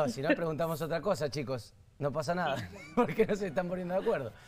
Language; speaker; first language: Spanish; native; Spanish